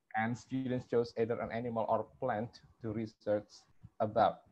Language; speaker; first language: English; non-native, fluent; Indonesian